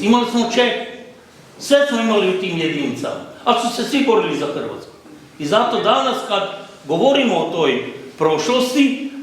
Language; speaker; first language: Croatian; native; Croatian